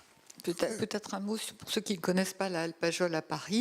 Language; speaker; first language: French; native; French